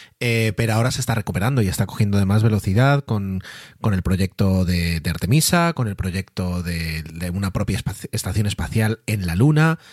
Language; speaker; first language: Spanish; native; Spanish